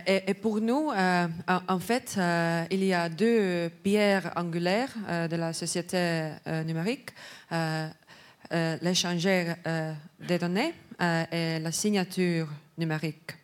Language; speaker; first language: French; non-native, learner; Estonian